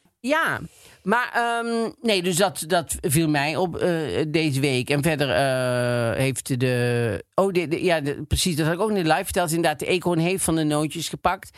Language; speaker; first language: Dutch; native; Dutch